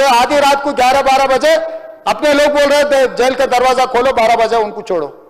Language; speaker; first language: Hindi; non-native, local second language; Telugu